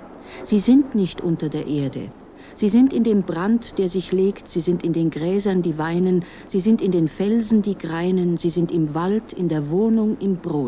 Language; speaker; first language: German; native; German